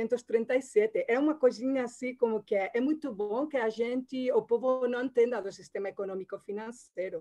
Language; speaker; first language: Portuguese; non-native, learner; Spanish